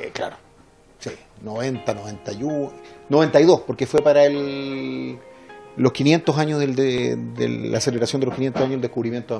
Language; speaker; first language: Spanish; native; Spanish